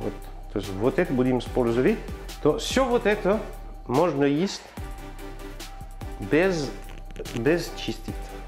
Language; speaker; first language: Russian; non-native, learner; French